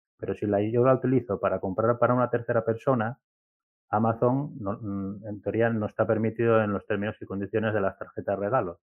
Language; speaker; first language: Spanish; native; Spanish